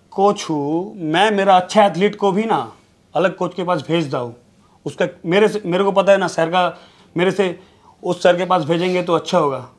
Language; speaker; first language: Hindi; non-native, local second language; Bangla